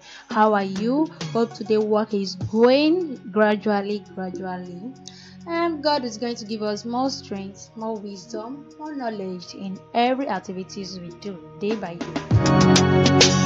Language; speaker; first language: English; non-native, local second language; Yoruba